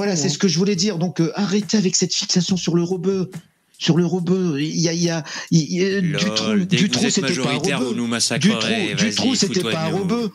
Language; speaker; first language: French; native; French